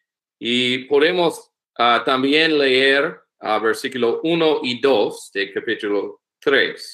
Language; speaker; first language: Spanish; non-native, learner; English